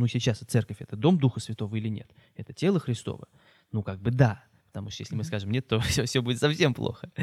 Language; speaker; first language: Russian; native; Russian